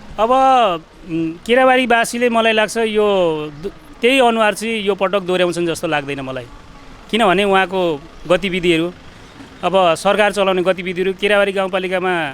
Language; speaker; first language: Nepali; native; Nepali